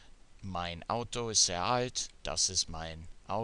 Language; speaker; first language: German; non-native, fluent; English